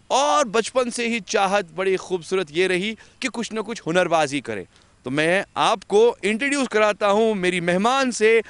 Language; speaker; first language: Hindi; non-native, local second language; Kashmiri